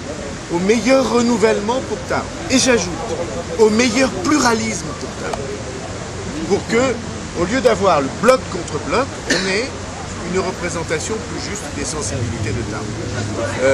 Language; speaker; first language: French; native; French